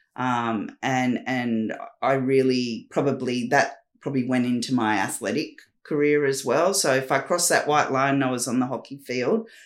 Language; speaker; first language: English; native; English